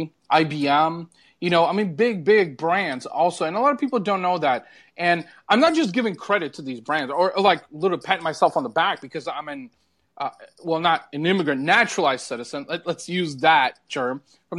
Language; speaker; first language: English; early bilingual, other home language; Bulgarian